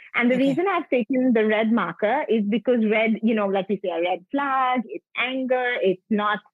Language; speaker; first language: English; non-native, local second language; Punjabi